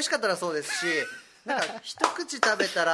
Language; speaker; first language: Japanese; native; Japanese